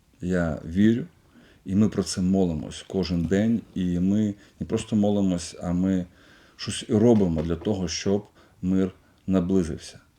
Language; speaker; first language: Ukrainian; non-native, local second language; Russian